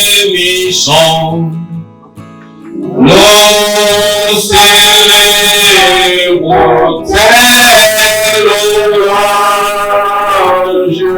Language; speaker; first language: French; non-native, learner; Haitian Creole